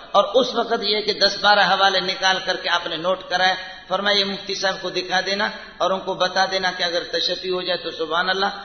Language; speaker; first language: Urdu; non-native, local second language; Brahui